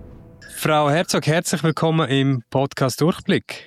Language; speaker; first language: German; native; German